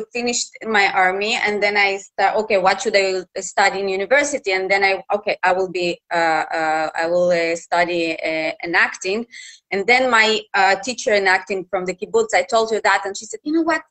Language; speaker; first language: English; non-native, fluent; Russian